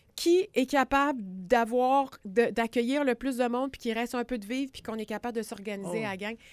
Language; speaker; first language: French; native; French